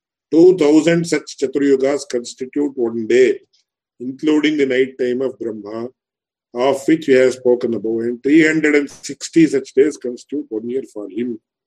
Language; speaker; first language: English; non-native, local second language; Tamil